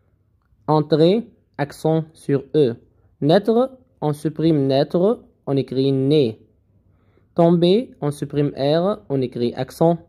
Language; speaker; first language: French; non-native, learner; Arabic